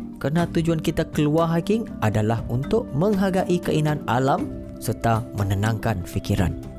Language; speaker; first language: Malay; native; Malay